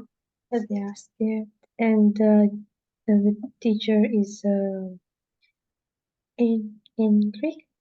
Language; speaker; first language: English; non-native, learner; Russian